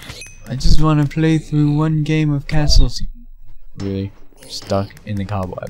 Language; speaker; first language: English; native; English